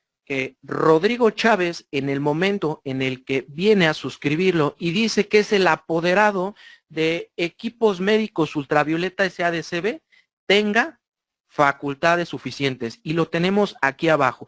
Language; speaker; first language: Spanish; native; Spanish